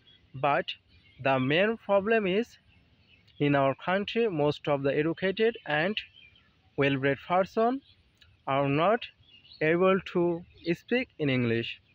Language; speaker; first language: English; non-native, learner; Bangla